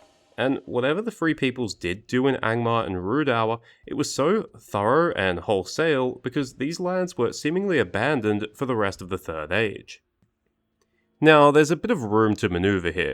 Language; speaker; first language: English; native; English